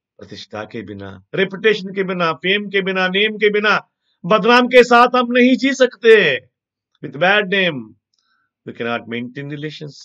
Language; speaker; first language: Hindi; non-native, local second language; Telugu